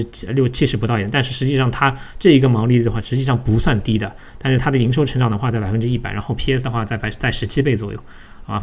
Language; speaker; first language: Chinese; native; Chinese